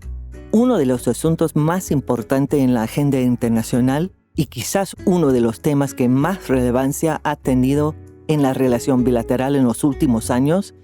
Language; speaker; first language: Spanish; non-native, fluent; English